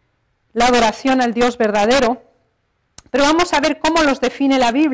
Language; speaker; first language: Spanish; native; Spanish